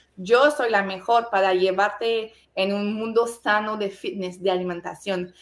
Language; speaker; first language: Spanish; non-native, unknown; French